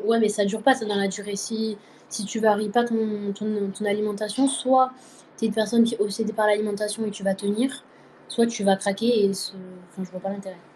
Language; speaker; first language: French; native; French